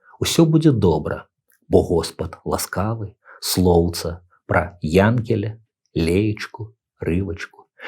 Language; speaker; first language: Belarusian; native; Belarusian